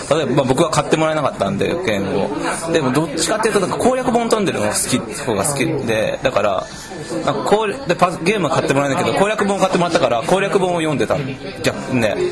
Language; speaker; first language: Japanese; native; Japanese